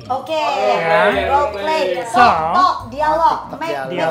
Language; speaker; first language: English; non-native, learner; Indonesian